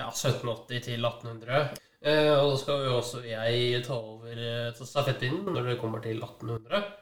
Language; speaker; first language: Norwegian; native; Norwegian